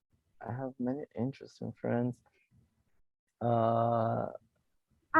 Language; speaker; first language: English; non-native, fluent; Portuguese